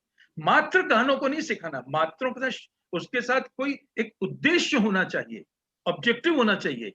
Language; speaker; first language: Hindi; native; Hindi